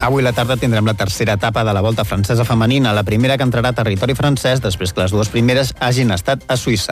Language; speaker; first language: Catalan; native; Catalan